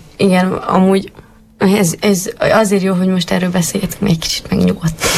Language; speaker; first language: Hungarian; native; Hungarian